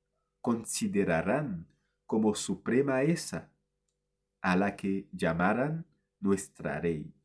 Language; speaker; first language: Spanish; non-native, fluent; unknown